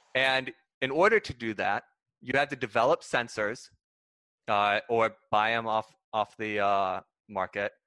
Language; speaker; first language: English; native; English